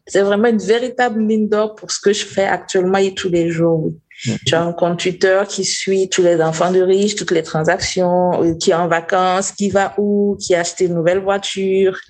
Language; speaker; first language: French; non-native, local second language; Mossi